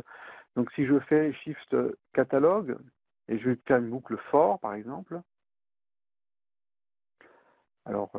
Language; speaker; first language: French; native; French